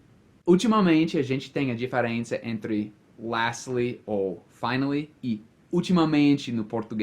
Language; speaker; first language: Portuguese; non-native, fluent; English